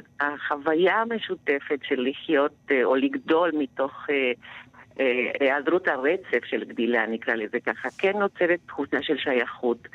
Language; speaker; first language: Hebrew; non-native, fluent; Spanish